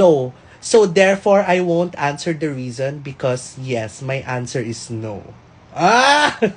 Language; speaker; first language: English; non-native, local second language; Filipino